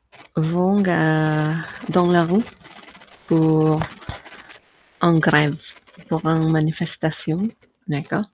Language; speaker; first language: French; non-native, fluent; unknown